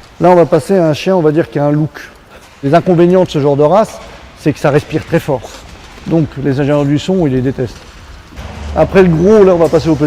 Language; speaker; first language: French; native; French